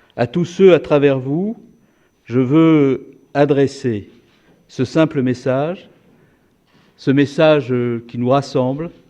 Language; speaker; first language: French; native; French